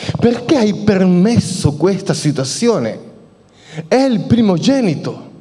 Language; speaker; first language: Italian; non-native, fluent; Spanish